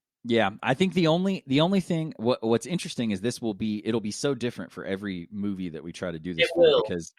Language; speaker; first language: English; native; English